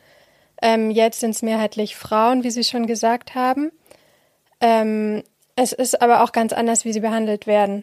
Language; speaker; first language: German; native; German